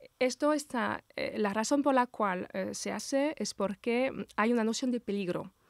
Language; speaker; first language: Spanish; non-native, fluent; French